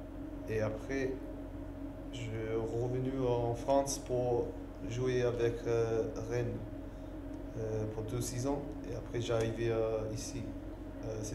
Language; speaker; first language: French; non-native, learner; English